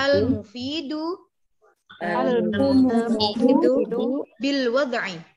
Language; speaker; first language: Arabic; non-native, fluent; Indonesian